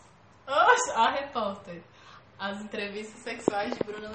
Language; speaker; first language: Portuguese; native; Portuguese